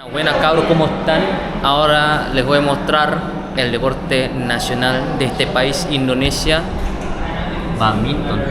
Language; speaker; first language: Spanish; non-native, fluent; Indonesian